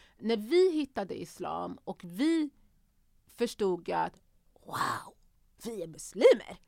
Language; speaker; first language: Swedish; early bilingual, other home language; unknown